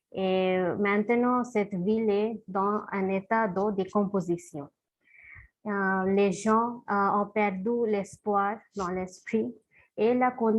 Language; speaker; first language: French; non-native, fluent; Bangla